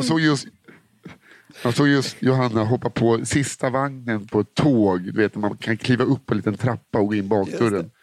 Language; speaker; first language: Swedish; native; Swedish